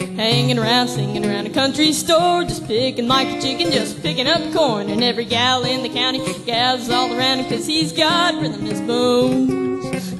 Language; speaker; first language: English; native; English